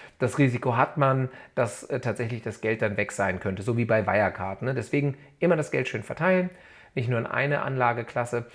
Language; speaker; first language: German; native; German